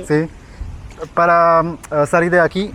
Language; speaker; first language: Spanish; non-native, learner; Slovak